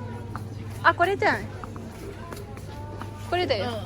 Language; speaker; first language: Japanese; non-native, fluent; Filipino